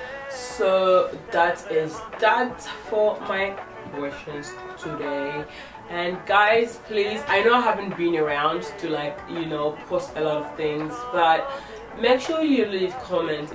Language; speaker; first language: English; non-native, fluent; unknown